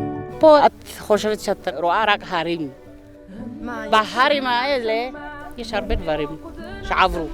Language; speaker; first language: Hebrew; non-native, fluent; Amharic